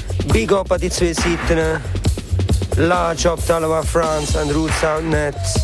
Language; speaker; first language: German; native; German